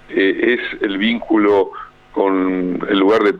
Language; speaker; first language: Spanish; native; Spanish